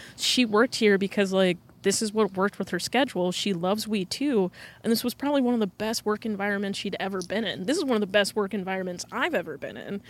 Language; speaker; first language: English; native; English